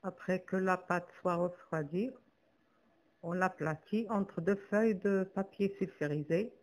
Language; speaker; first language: French; non-native, local second language; Arabic